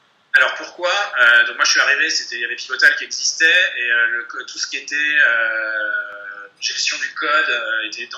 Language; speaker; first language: French; native; French